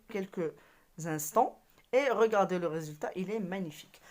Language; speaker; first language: French; non-native, local second language; Arabic